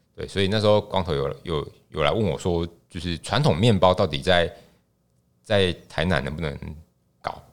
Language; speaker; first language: Chinese; native; Chinese